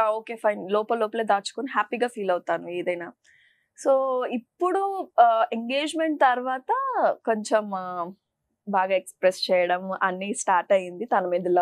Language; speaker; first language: Telugu; native; Telugu